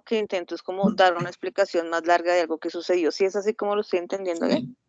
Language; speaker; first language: Spanish; native; Spanish